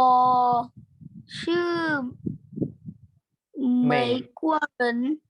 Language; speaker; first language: Chinese; non-native, learner; Lao